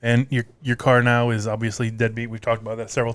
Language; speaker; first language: English; native; English